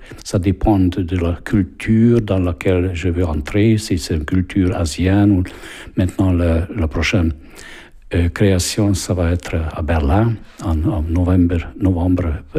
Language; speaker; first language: French; non-native, fluent; Hungarian